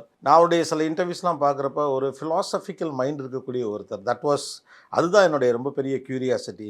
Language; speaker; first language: Tamil; native; Tamil